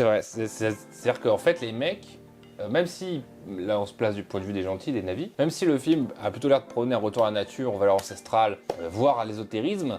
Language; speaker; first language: French; native; French